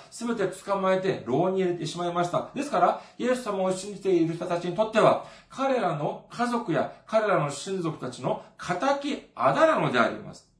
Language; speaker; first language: Japanese; non-native, fluent; Korean